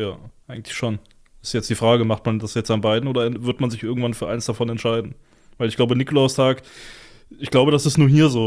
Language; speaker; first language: German; native; German